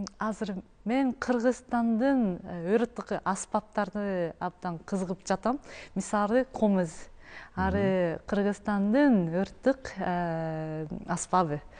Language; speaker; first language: Kyrgyz; non-native, learner; Japanese